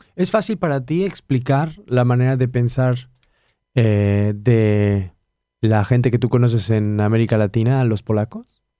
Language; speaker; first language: Spanish; native; Spanish